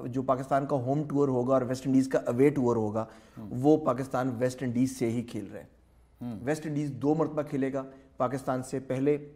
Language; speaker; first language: Urdu; native; Urdu